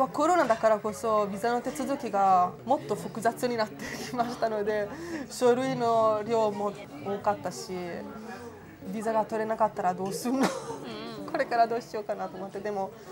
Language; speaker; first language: Japanese; non-native, fluent; Italian